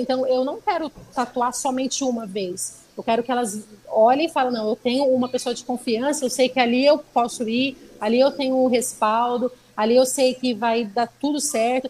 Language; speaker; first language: Portuguese; native; Portuguese